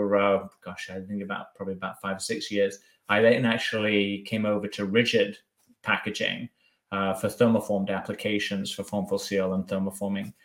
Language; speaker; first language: English; native; English